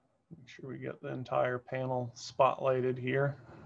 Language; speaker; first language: English; native; English